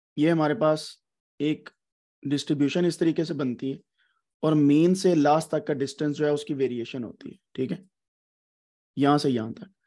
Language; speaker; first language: Urdu; non-native, local second language; Punjabi